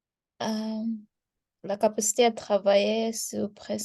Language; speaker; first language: French; non-native, learner; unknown